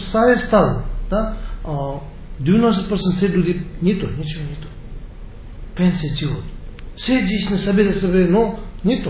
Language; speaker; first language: Russian; non-native, learner; Tibetan